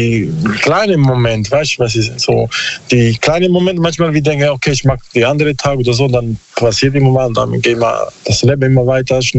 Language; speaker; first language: German; non-native, learner; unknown